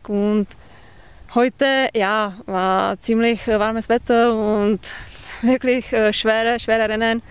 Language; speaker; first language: German; non-native, fluent; Czech